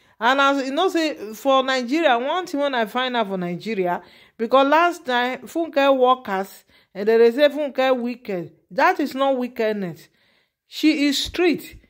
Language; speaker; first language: Nigerian Pidgin; native; Nigerian Pidgin